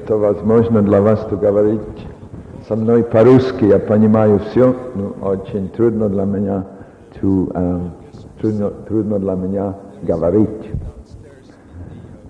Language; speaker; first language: Russian; non-native, learner; English